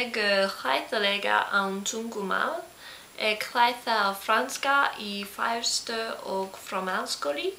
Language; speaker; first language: Icelandic; non-native, learner; English